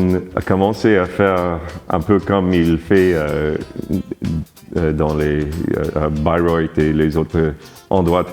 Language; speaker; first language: French; non-native, learner; English